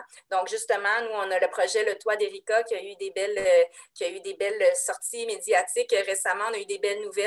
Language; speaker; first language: French; native; French